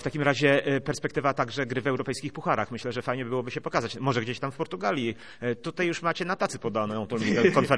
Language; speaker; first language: Polish; native; Polish